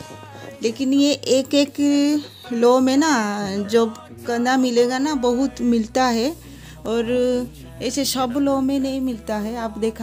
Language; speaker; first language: Hindi; non-native, local second language; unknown